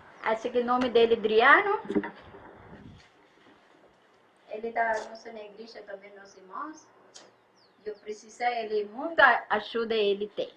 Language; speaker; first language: Portuguese; non-native, learner; Malayalam